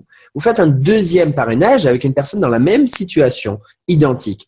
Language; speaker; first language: French; native; French